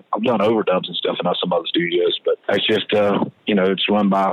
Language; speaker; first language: English; native; English